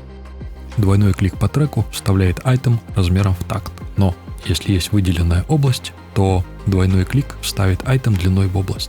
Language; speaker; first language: Russian; native; Russian